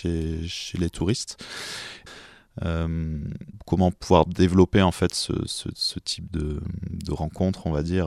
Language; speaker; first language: French; native; French